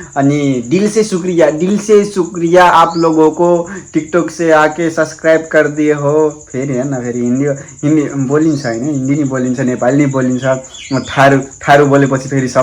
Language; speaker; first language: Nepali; non-native, local second language; Rana Tharu